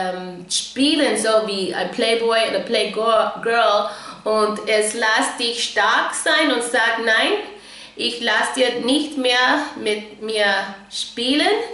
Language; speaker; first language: German; non-native, fluent; English